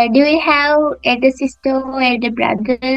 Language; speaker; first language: English; non-native, learner; Sinhala